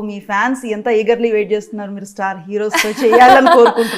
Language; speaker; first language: Telugu; native; Telugu